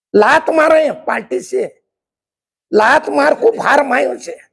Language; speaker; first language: Hindi; non-native, local second language; Kannada